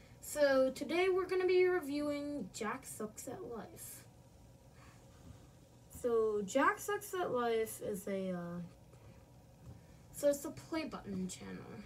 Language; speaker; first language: English; native; English